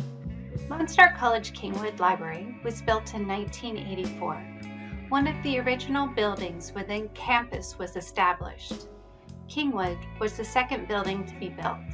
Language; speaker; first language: English; native; English